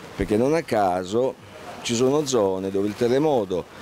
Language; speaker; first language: Italian; native; Italian